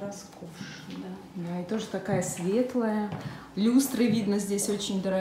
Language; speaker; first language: Russian; native; Russian